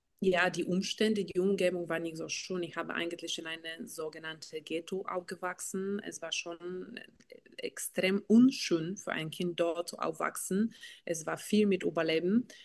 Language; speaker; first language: German; non-native, fluent; Bulgarian